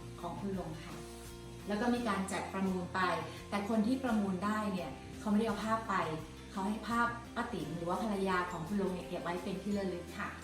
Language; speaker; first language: Thai; native; Thai